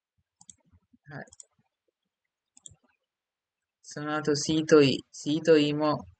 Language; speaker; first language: Japanese; non-native, learner; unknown